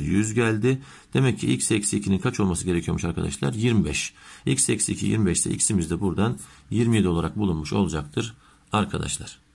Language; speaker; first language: Turkish; native; Turkish